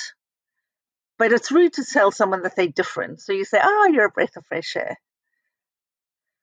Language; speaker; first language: English; native; English